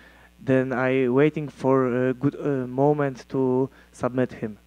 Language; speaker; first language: English; non-native, learner; Polish